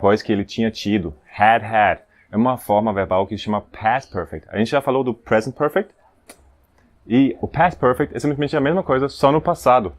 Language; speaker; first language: Portuguese; non-native, fluent; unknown